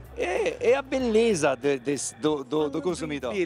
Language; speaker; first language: Portuguese; non-native, fluent; French